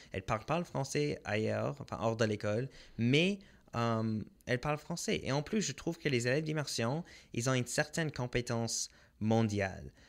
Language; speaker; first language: French; non-native, local second language; English